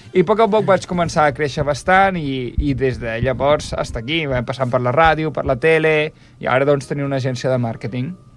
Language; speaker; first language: Catalan; early bilingual, other home language; Chinese